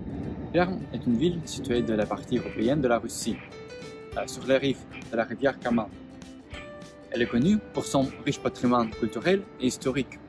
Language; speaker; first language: French; non-native, learner; Russian